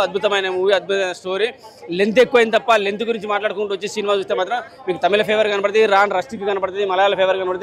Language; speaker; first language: Telugu; native; Telugu